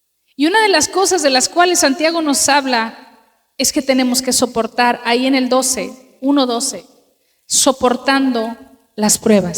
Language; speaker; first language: Spanish; native; Spanish